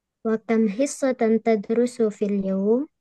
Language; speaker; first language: Arabic; non-native, learner; Indonesian